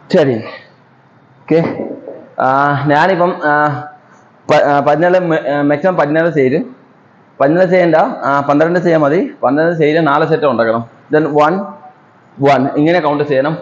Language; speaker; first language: Malayalam; non-native, learner; Assamese